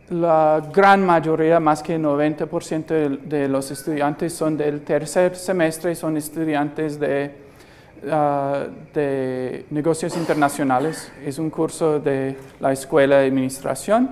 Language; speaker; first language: Spanish; non-native, fluent; English